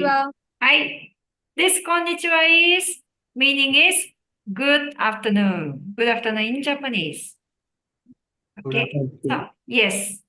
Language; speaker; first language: English; non-native, learner; Japanese